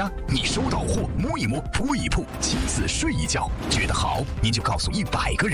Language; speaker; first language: Chinese; native; Chinese